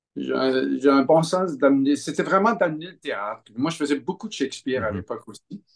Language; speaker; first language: French; native; French